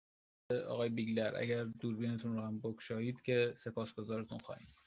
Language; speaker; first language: Persian; native; Persian